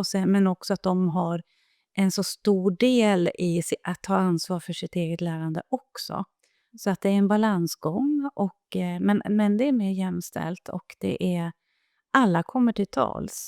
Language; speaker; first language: Swedish; native; Swedish